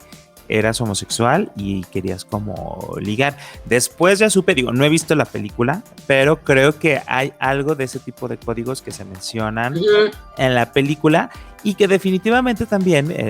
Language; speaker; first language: Spanish; native; Spanish